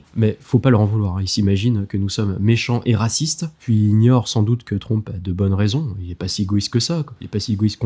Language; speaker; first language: French; native; French